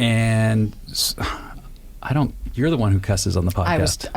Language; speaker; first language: English; native; English